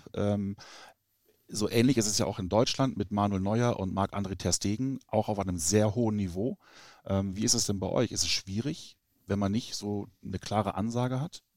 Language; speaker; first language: German; native; German